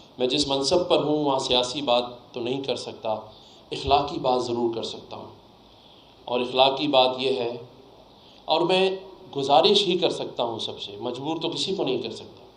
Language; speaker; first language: Urdu; native; Urdu